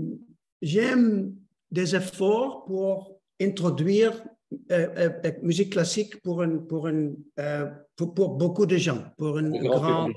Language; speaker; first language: French; non-native, learner; Dutch